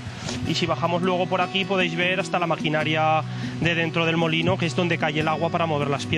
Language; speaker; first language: Spanish; native; Spanish